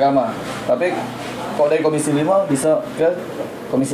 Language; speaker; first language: Malay; native; Malay